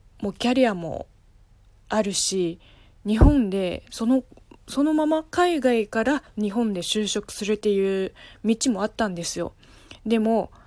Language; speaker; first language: Japanese; non-native, fluent; Chinese